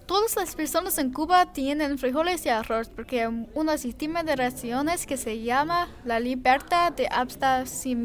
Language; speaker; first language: Spanish; non-native, learner; English